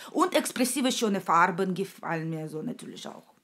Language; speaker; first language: German; non-native, learner; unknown